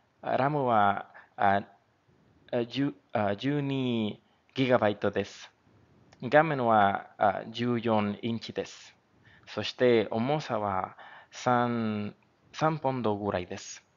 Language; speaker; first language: Japanese; non-native, learner; Spanish